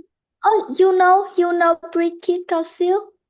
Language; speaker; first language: English; non-native, learner; Vietnamese